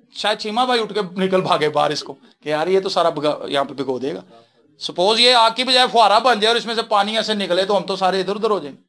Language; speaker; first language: Urdu; non-native, local second language; Punjabi